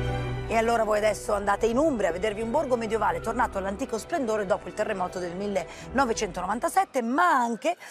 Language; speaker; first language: Italian; native; Italian